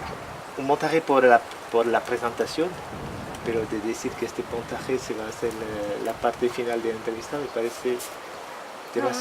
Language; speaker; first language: Spanish; non-native, learner; French